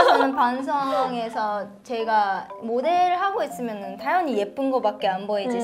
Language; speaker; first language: Korean; non-native, fluent; Japanese